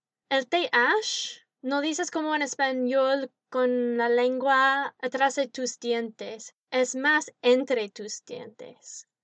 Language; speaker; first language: Spanish; non-native, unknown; English